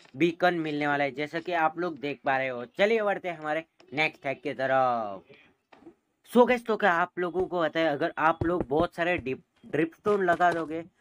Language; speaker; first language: Hindi; native; Hindi